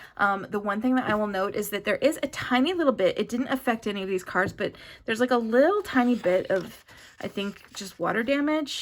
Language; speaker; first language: English; native; English